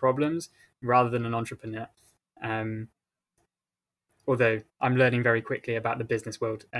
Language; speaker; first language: English; native; English